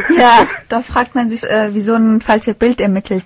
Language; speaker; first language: German; native; German